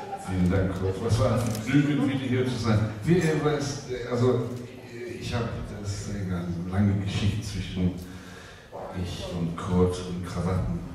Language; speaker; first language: German; non-native, learner; English